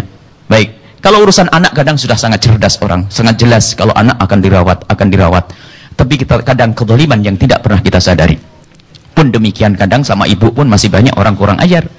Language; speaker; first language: Indonesian; native; Indonesian